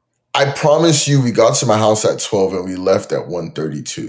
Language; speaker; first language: English; non-native, local second language; Yoruba